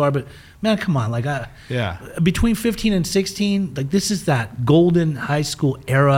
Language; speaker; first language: English; early bilingual, other home language; German